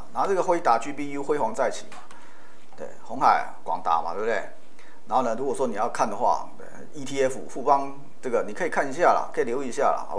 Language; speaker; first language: Chinese; native; Chinese